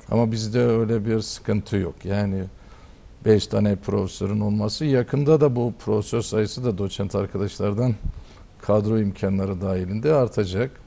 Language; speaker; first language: Turkish; native; Turkish